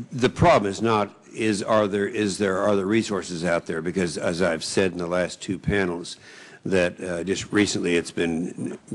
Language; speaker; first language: English; native; English